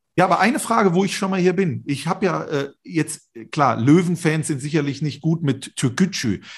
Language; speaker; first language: German; native; German